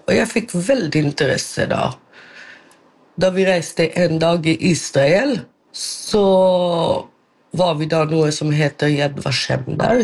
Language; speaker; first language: Norwegian; non-native, local second language; Romany